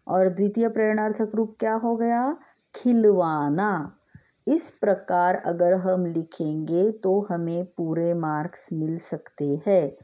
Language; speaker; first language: Hindi; non-native, local second language; Marathi